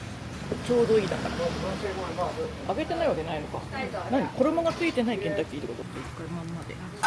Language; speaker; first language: Japanese; native; Japanese